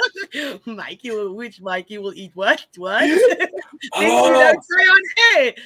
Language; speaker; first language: English; non-native, local second language; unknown